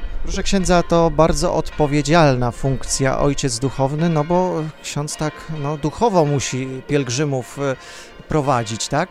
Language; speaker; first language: Polish; native; Polish